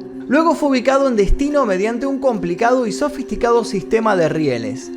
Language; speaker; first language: Spanish; native; Spanish